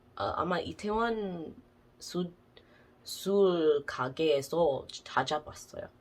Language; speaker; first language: Korean; non-native, learner; English